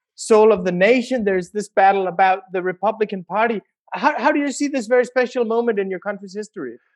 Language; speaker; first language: English; non-native, fluent; Danish